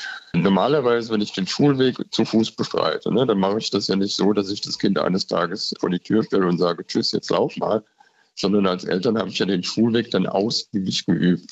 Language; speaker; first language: German; native; German